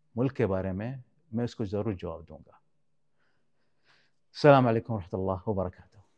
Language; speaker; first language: Urdu; non-native, fluent; Arabic